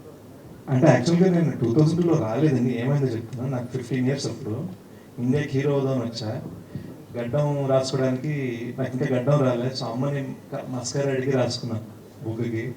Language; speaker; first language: Telugu; early bilingual, heritage; Telugu